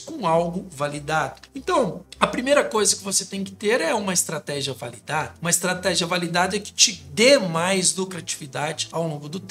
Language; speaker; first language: Portuguese; native; Portuguese